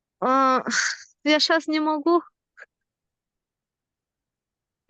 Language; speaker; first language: Russian; non-native, local second language; Kyrgyz